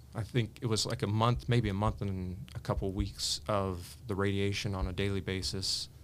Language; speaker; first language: English; native; English